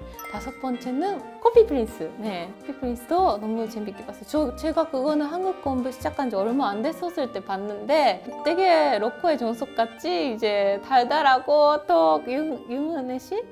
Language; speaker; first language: Korean; non-native, fluent; Japanese